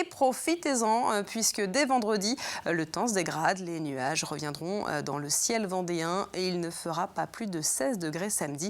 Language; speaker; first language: French; native; French